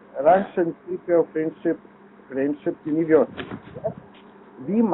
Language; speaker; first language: English; non-native, learner; Lithuanian